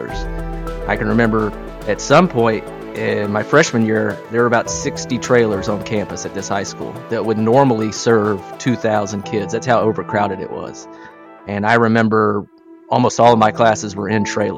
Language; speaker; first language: English; native; English